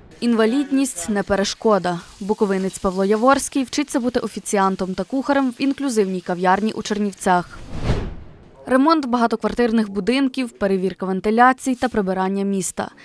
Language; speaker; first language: Ukrainian; native; Ukrainian